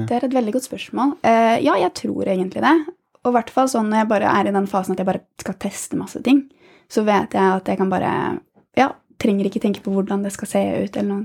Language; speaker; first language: Norwegian; native; Norwegian